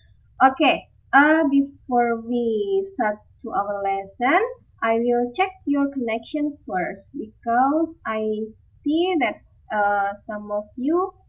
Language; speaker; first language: English; non-native, fluent; Indonesian